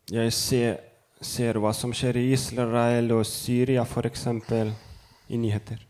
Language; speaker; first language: Norwegian; non-native, fluent; Lithuanian